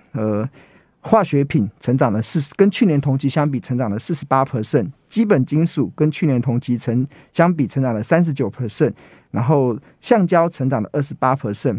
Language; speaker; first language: Chinese; native; Chinese